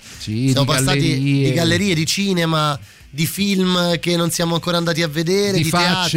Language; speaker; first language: Italian; native; Italian